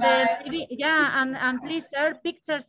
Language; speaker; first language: English; non-native, learner; Spanish